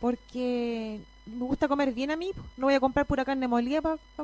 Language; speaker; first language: Spanish; native; Spanish